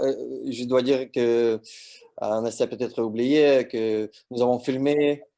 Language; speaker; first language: French; non-native, learner; Russian